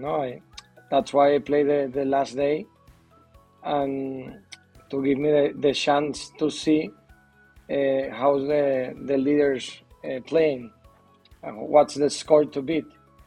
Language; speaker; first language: English; non-native, learner; Spanish